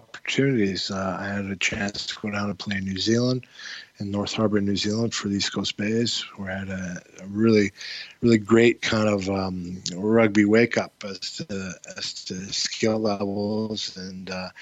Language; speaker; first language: English; native; English